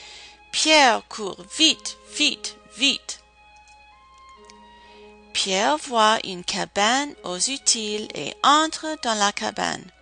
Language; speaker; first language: French; non-native, fluent; English